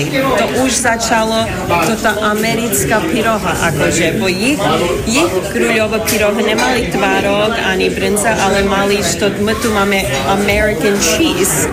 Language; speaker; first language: Slovak; early bilingual, heritage; English